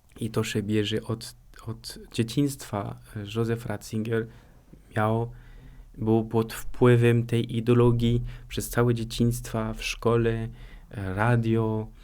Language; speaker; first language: Polish; non-native, fluent; French